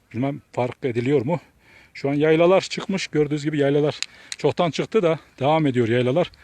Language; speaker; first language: Turkish; native; Turkish